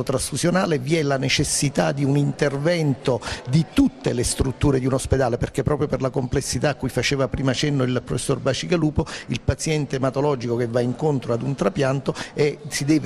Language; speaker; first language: Italian; native; Italian